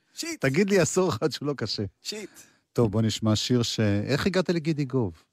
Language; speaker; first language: Hebrew; native; Hebrew